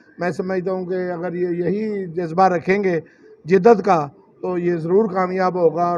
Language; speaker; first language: Urdu; non-native, local second language; Punjabi